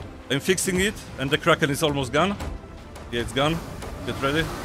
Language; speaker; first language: English; non-native, fluent; Polish